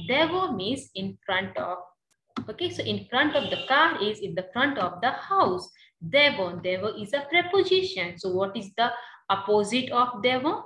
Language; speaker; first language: English; non-native, local second language; Hindi